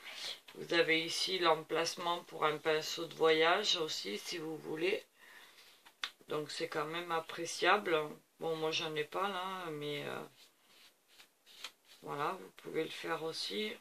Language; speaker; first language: French; native; French